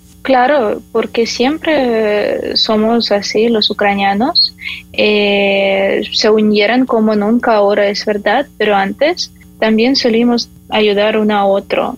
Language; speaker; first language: Spanish; non-native, fluent; Ukrainian